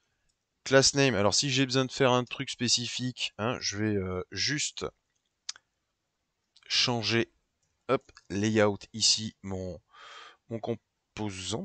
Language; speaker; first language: French; native; French